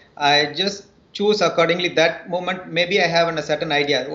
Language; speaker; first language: English; non-native, local second language; Tamil